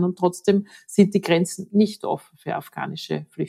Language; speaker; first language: German; native; German